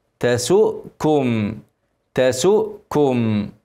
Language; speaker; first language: Arabic; native; Arabic